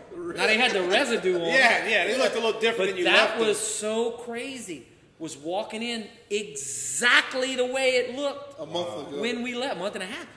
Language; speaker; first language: English; native; English